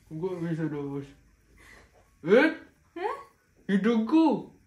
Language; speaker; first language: Indonesian; native; Indonesian